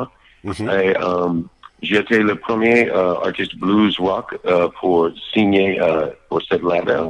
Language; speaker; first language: French; non-native, learner; English